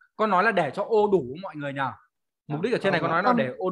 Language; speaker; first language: Vietnamese; native; Vietnamese